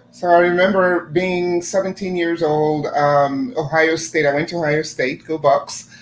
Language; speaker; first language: English; non-native, fluent; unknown